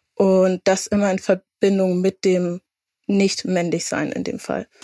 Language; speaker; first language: German; native; German